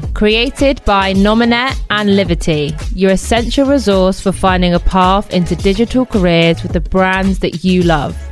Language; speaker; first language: English; native; English